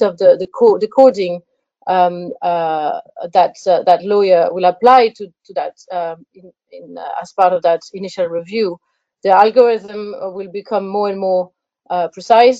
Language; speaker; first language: English; non-native, fluent; French